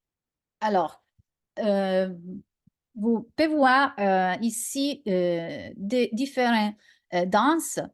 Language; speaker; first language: French; non-native, learner; Italian